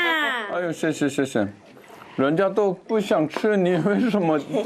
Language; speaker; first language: Chinese; non-native, fluent; Korean